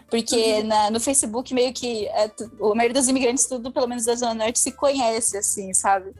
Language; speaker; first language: Portuguese; non-native, local second language; Spanish